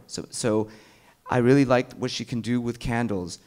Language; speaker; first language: English; early bilingual, other home language; Amharic